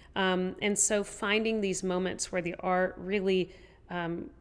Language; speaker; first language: English; native; English